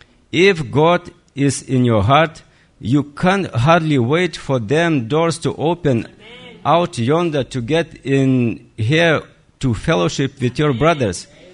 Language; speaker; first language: English; non-native, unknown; Lithuanian